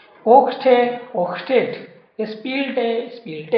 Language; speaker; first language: German; non-native, learner; Hindi